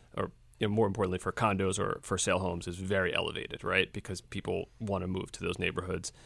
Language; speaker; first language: English; native; English